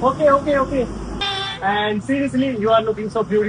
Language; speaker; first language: English; non-native, local second language; Hindi